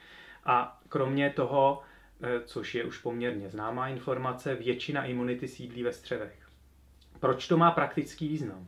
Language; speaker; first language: Czech; native; Czech